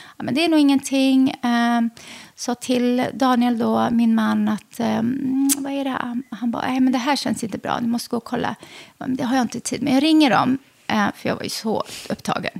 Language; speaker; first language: Swedish; early bilingual, other home language; Arabic